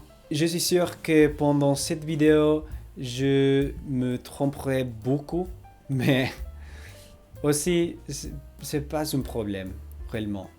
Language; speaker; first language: French; non-native, learner; English